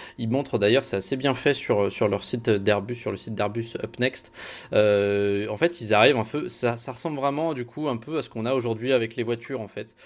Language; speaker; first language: French; native; French